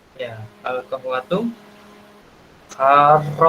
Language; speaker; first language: Arabic; non-native, fluent; Indonesian